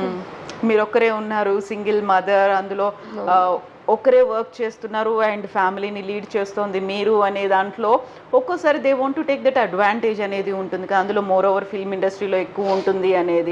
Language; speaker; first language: Telugu; native; Telugu